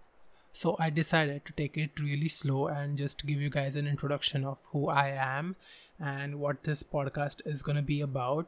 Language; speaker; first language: English; non-native, local second language; Marathi